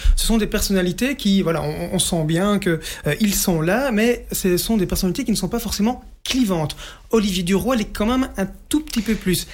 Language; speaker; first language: French; native; French